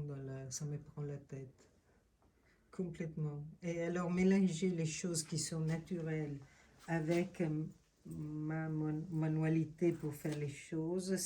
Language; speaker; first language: French; non-native, fluent; Italian